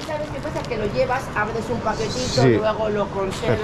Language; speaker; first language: Spanish; native; Spanish